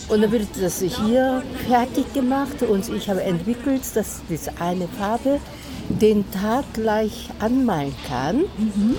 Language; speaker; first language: German; non-native, learner; Korean